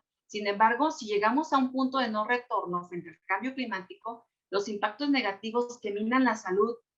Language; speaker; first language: Spanish; native; Spanish